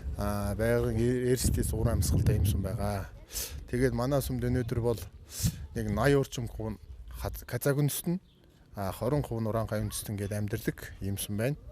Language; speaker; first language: Mongolian; non-native, local second language; Kazakh